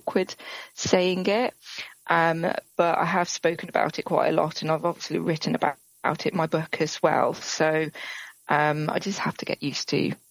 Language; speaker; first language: English; native; English